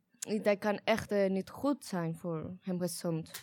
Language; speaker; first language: Dutch; non-native, learner; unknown